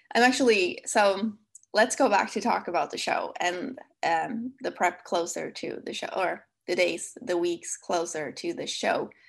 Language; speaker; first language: English; non-native, fluent; Swedish